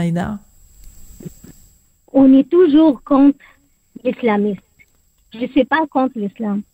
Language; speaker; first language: French; non-native, learner; Arabic